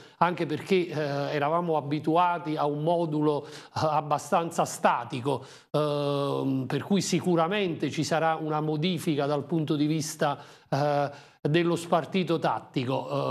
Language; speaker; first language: Italian; native; Italian